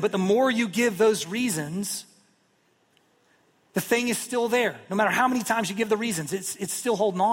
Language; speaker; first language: English; native; English